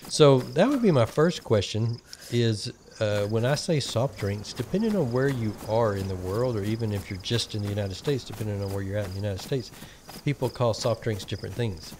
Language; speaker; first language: English; native; English